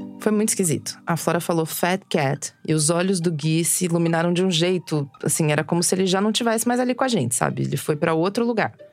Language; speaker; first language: Portuguese; native; Portuguese